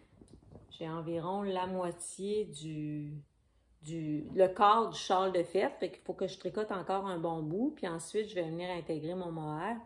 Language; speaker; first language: French; native; French